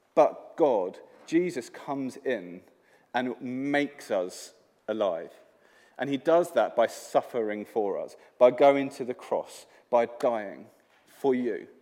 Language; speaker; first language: English; native; English